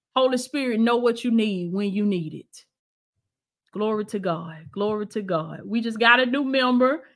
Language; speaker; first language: English; native; English